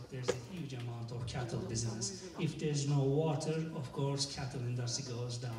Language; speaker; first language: English; non-native, fluent; Turkish